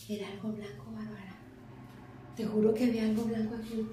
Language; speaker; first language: Spanish; native; Spanish